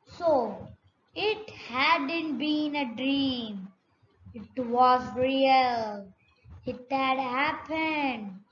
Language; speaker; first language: English; non-native, local second language; Tamil